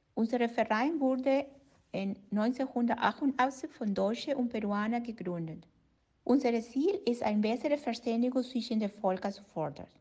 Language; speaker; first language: German; non-native, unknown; Spanish